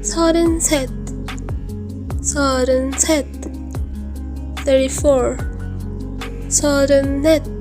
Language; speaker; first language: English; non-native, local second language; Hindi